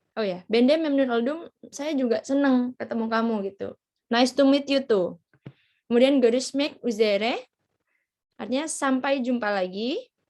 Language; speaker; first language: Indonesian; native; Indonesian